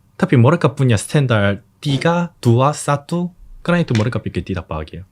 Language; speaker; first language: Indonesian; non-native, learner; Korean